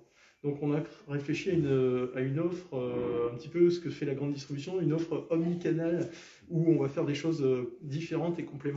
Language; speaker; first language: French; native; French